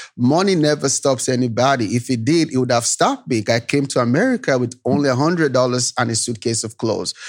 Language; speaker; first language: English; non-native, local second language; Yoruba